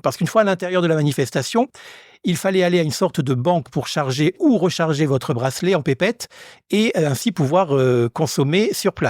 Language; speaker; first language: French; native; French